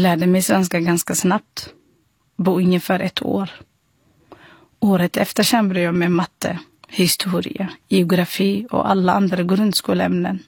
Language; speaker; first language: Swedish; non-native, fluent; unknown